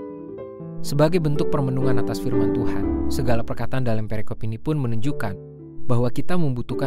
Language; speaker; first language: Indonesian; native; Indonesian